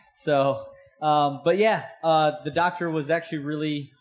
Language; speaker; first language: English; native; English